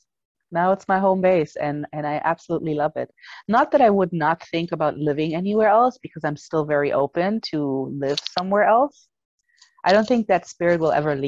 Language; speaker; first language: English; non-native, fluent; German